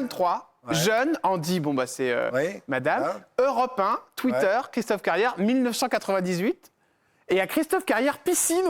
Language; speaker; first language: French; native; French